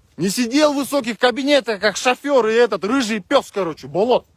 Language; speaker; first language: Russian; non-native, local second language; Kyrgyz